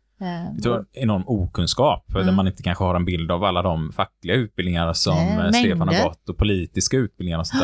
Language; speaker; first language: Swedish; native; Swedish